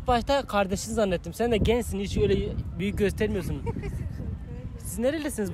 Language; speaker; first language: Turkish; native; Turkish